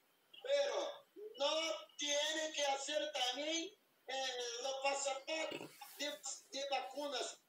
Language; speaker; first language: Spanish; non-native, learner; Portuguese